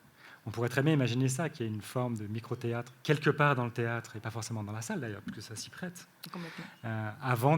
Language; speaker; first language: French; native; French